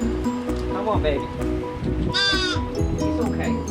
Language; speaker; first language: English; native; English